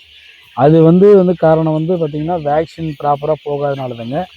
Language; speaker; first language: Tamil; native; Tamil